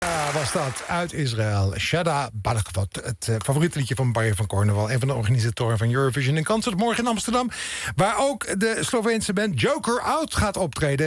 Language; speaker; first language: Dutch; native; Dutch